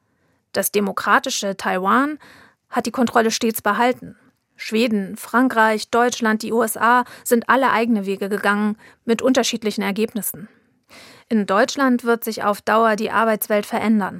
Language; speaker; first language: German; native; German